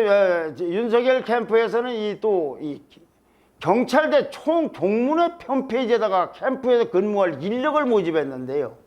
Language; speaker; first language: Korean; native; Korean